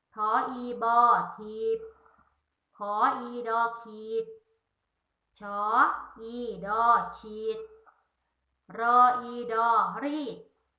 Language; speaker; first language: Thai; native; Thai